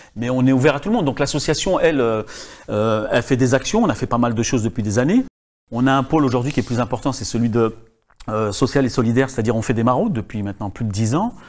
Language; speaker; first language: French; native; French